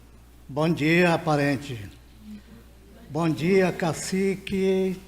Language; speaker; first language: Portuguese; non-native, local second language; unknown